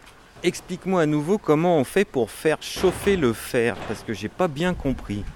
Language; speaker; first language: French; native; French